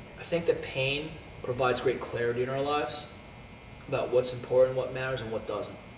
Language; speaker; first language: English; native; English